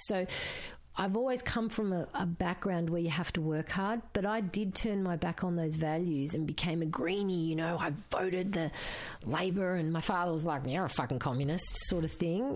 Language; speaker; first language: English; non-native, local second language; Croatian